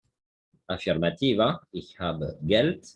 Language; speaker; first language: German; non-native, fluent; Spanish